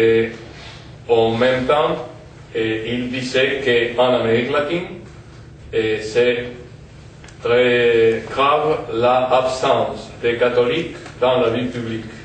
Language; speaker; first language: French; non-native, fluent; Spanish